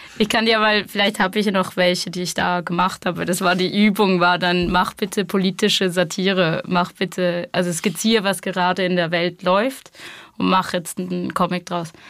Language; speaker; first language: German; non-native, fluent; English